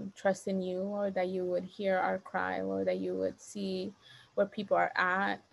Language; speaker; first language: English; native; English